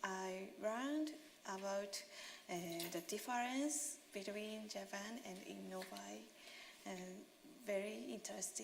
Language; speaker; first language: English; non-native, learner; Japanese